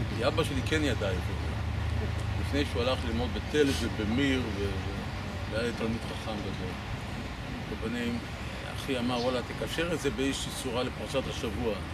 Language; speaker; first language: Hebrew; non-native, fluent; Portuguese